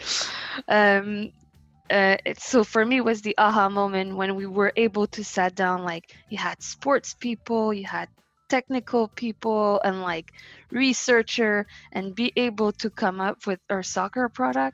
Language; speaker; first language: English; non-native, fluent; French